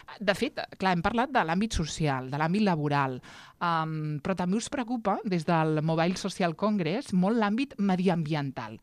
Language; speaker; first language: Catalan; native; Catalan